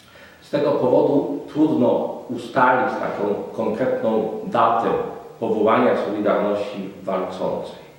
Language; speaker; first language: Polish; native; Polish